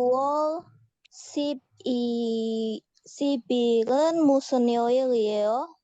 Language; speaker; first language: Korean; non-native, learner; Indonesian